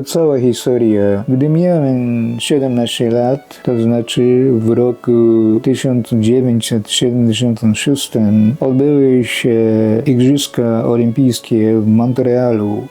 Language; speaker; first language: Polish; non-native, fluent; Japanese